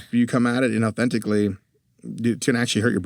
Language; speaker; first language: English; native; English